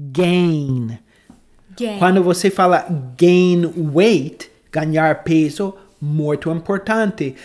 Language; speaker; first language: Portuguese; non-native, fluent; English